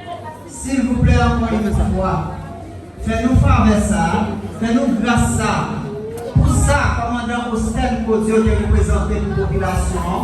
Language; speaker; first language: French; non-native, local second language; Haitian Creole